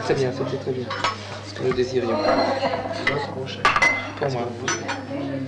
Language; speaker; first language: French; native; French